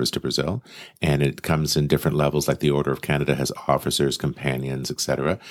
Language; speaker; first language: English; native; English